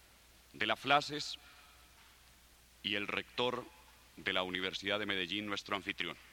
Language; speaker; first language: Spanish; native; Spanish